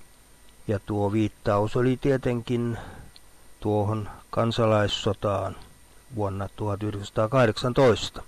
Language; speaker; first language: Finnish; native; Finnish